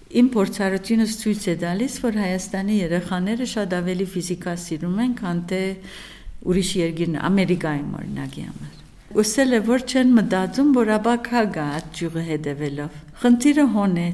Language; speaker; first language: Armenian; early bilingual, heritage; Arabic